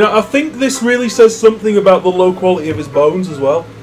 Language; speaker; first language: English; native; English